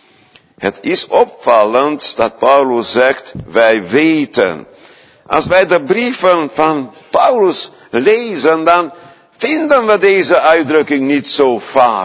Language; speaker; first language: Dutch; non-native, fluent; Hungarian